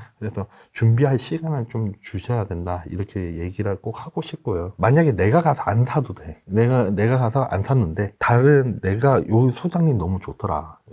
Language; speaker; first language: Korean; native; Korean